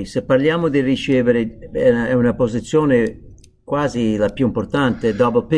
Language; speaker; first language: Italian; non-native, fluent; English